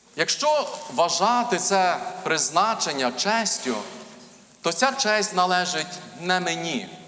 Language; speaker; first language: Ukrainian; native; Ukrainian